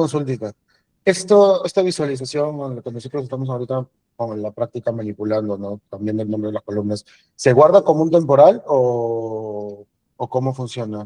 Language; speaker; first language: Spanish; native; Spanish